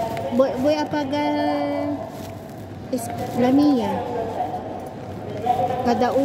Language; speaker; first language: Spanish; non-native, learner; Filipino